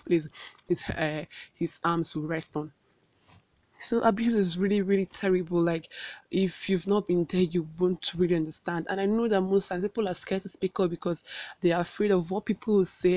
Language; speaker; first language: English; non-native, local second language; Igbo